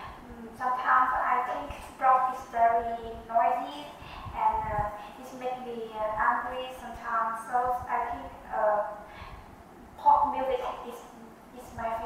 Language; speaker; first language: English; non-native, learner; Vietnamese